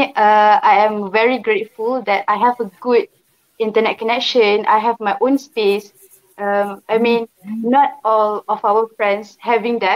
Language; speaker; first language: English; non-native, local second language; Malay